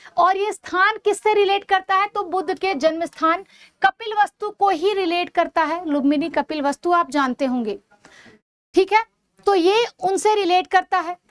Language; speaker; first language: Hindi; native; Hindi